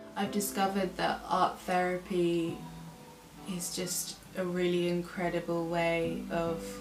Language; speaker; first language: English; native; English